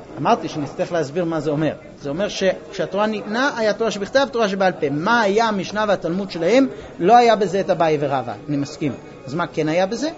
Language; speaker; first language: Hebrew; non-native, fluent; English